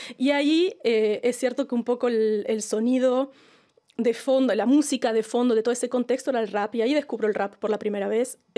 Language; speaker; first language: Spanish; native; Spanish